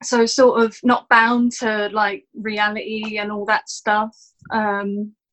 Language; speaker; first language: English; native; English